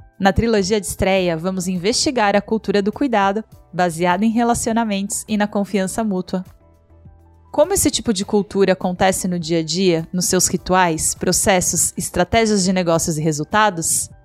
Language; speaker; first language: Portuguese; native; Portuguese